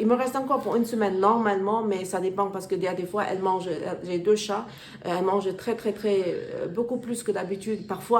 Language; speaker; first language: French; non-native, learner; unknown